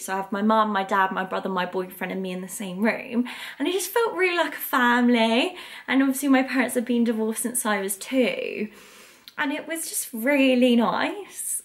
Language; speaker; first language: English; native; English